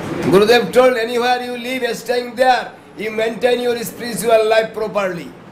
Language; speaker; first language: English; non-native, local second language; Bangla